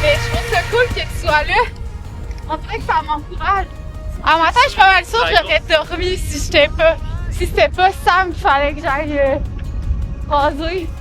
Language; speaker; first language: French; native; French